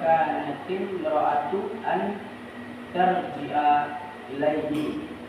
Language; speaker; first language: Arabic; non-native, learner; Indonesian